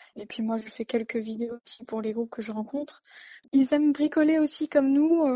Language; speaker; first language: French; native; French